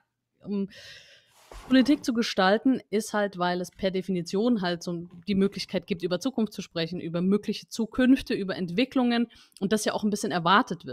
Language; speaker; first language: German; native; German